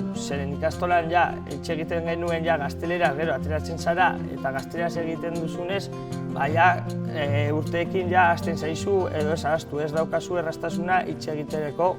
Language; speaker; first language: Basque; non-native, local second language; Spanish